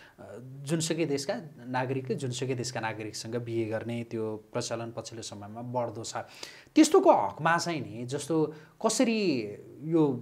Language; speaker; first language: Nepali; native; Nepali